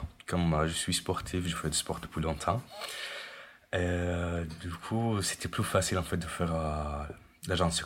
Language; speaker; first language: French; non-native, fluent; Arabic